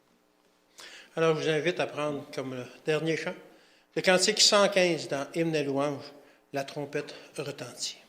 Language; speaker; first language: French; native; French